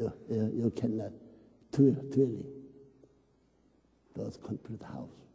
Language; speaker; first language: English; non-native, learner; Korean